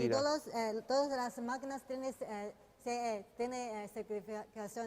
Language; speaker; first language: Spanish; non-native, learner; Chinese